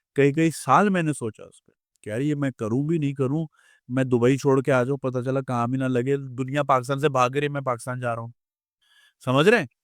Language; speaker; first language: Urdu; native; Urdu